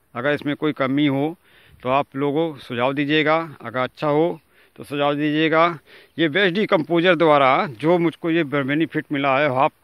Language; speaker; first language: Hindi; native; Hindi